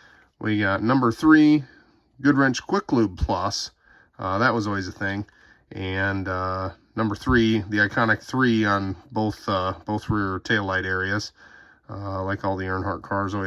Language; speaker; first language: English; native; English